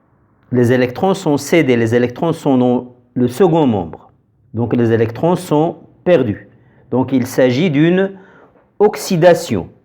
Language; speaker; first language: French; non-native, local second language; Arabic